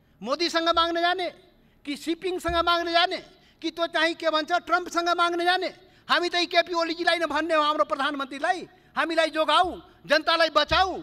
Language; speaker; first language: Nepali; non-native, local second language; Maithili